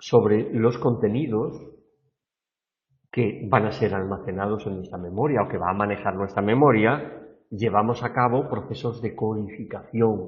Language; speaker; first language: Spanish; native; Spanish